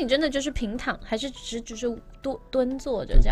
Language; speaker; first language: Chinese; native; Chinese